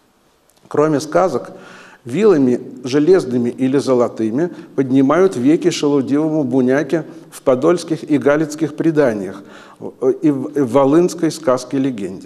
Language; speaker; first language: Russian; native; Russian